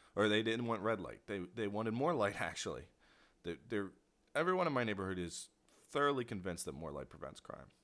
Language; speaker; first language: English; native; English